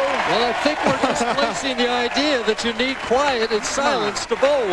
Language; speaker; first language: English; native; English